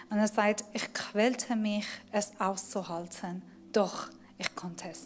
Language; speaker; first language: German; non-native, fluent; Persian